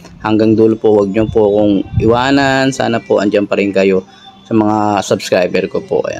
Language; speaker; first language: Filipino; native; Filipino